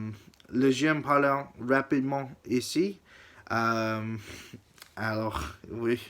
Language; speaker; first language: French; non-native, learner; English